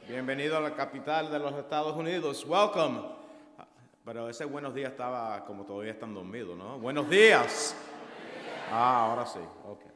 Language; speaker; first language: Spanish; early bilingual, heritage; Spanish